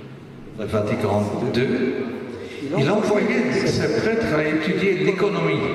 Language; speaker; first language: French; non-native, local second language; Dutch